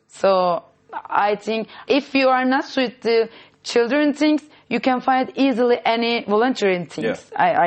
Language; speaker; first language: English; non-native, fluent; Turkish